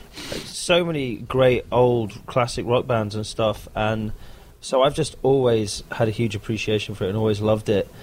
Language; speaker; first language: English; native; English